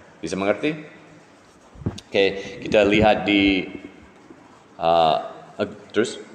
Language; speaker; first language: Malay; non-native, fluent; English